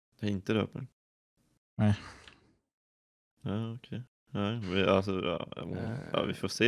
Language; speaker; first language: Swedish; native; Swedish